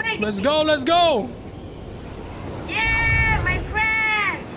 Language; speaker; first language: English; non-native, learner; French